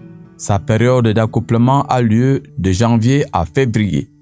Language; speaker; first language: French; native; French